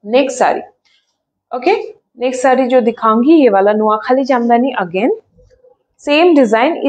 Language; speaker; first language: Hindi; non-native, local second language; Bangla